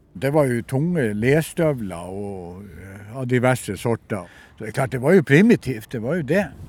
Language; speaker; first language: Norwegian; native; Norwegian